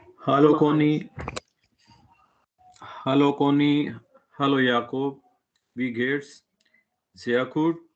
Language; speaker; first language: German; non-native, learner; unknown